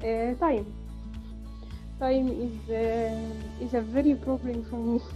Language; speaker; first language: English; non-native, learner; Arabic